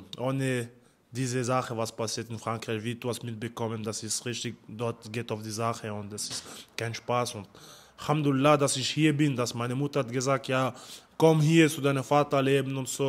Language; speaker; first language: German; non-native, learner; French